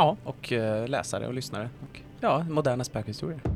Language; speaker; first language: Swedish; native; Swedish